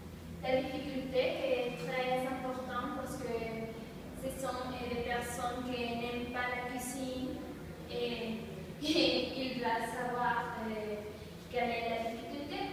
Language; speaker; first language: French; non-native, learner; Spanish